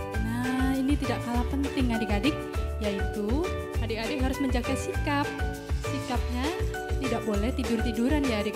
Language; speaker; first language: Indonesian; native; Indonesian